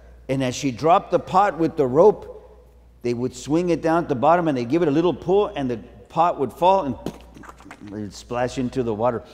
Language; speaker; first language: English; early bilingual, other home language; Spanish